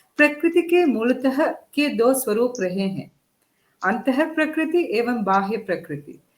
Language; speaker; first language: Hindi; non-native, fluent; Sinhala